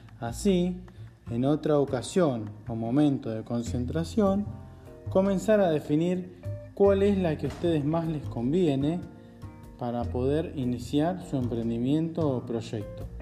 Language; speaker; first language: Spanish; native; Spanish